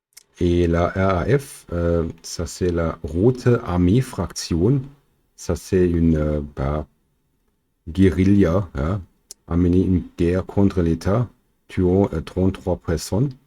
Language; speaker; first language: French; non-native, fluent; German